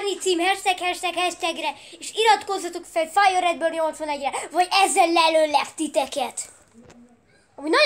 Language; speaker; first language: Hungarian; early bilingual, heritage; Hungarian